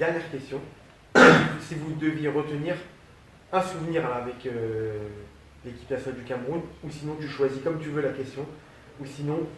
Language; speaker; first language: French; native; French